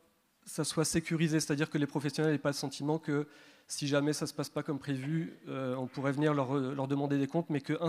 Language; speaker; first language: French; native; French